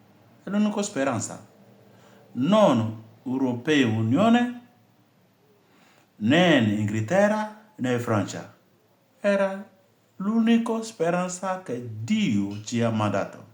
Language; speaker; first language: Italian; non-native, fluent; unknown